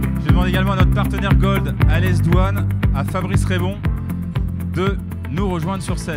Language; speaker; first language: French; native; French